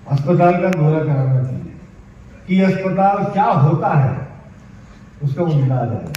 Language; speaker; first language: Hindi; non-native, local second language; Gujarati